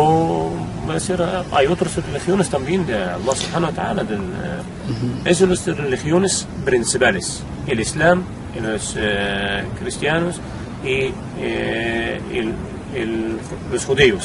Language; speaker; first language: Spanish; non-native, learner; Arabic